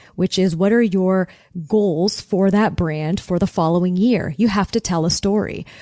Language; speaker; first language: English; native; English